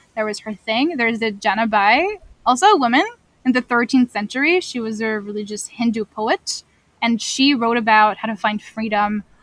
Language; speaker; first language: English; non-native, fluent; French